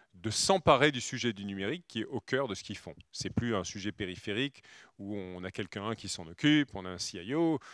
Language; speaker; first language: French; native; French